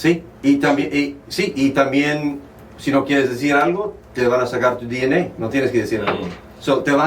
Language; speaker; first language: Spanish; early bilingual, heritage; Spanish